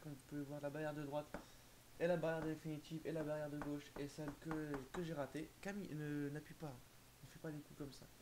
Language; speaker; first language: French; native; French